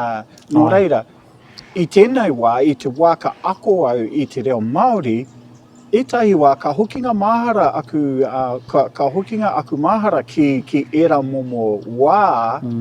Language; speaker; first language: Māori; non-native, local second language; English